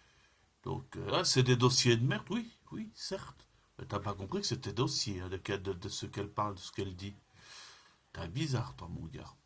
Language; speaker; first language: French; native; French